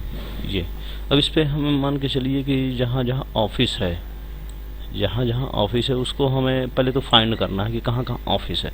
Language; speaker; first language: Hindi; native; Hindi